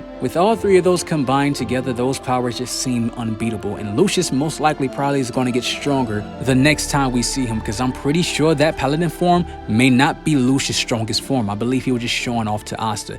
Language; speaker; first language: English; native; English